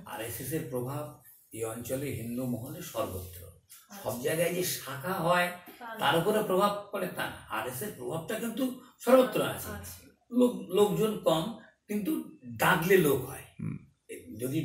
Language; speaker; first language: Hindi; non-native, learner; Bangla